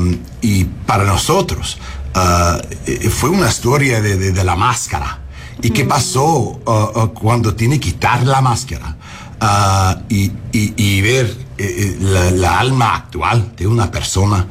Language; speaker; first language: Spanish; non-native, learner; English